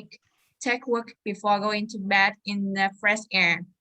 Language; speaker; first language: English; non-native, learner; Vietnamese